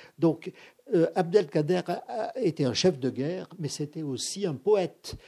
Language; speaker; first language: French; native; French